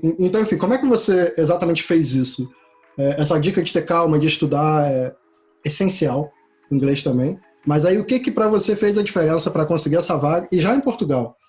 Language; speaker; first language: Portuguese; native; Portuguese